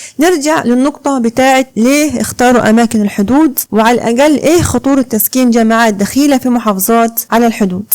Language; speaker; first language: Egyptian Arabic; native; Egyptian Arabic